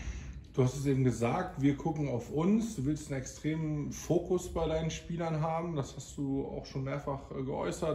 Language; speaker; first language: German; native; German